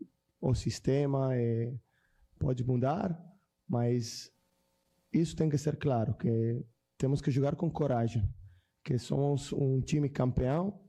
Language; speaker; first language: Portuguese; non-native, fluent; Italian